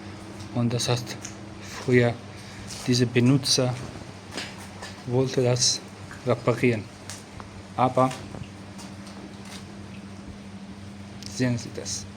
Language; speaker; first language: German; non-native, learner; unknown